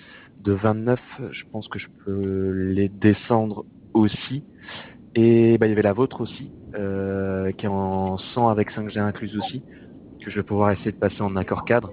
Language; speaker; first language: French; native; French